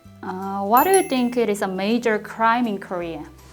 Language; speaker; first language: English; non-native, fluent; Korean